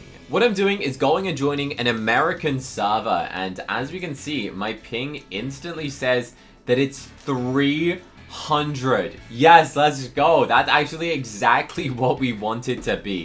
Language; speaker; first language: English; native; English